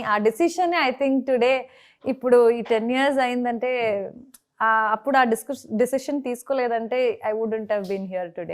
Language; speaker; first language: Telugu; non-native, fluent; Kannada